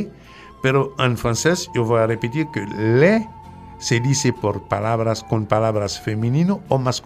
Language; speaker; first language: Spanish; non-native, fluent; French